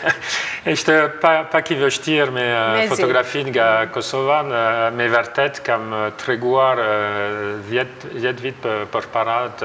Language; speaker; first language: Albanian; non-native, learner; French